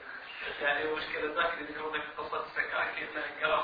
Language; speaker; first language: Arabic; native; Arabic